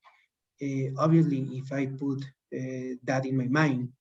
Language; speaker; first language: English; non-native, learner; Spanish